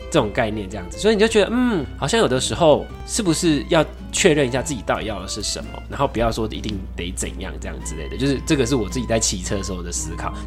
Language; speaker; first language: Chinese; native; Chinese